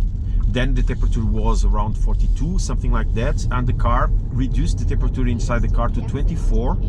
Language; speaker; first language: English; non-native, fluent; Portuguese